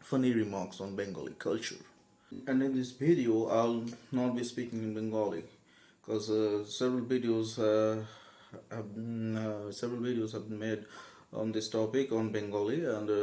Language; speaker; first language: English; non-native, local second language; Bangla